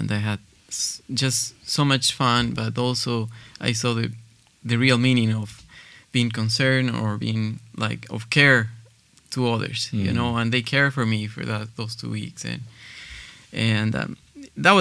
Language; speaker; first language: English; non-native, fluent; Spanish